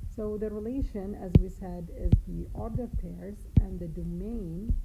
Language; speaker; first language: English; non-native, fluent; Arabic